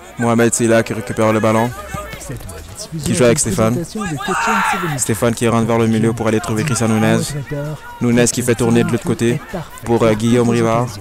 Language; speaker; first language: French; native; French